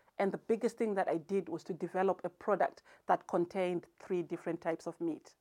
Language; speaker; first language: English; non-native, local second language; Shona